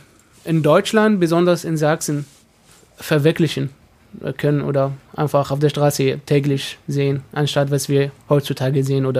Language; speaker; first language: German; non-native, fluent; Arabic